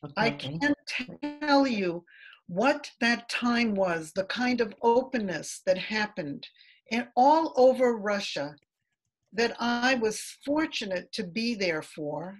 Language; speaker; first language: English; native; English